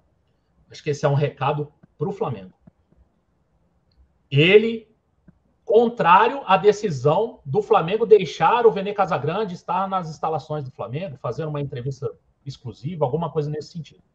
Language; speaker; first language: Portuguese; native; Portuguese